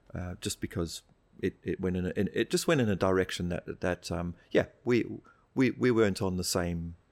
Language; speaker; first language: English; native; English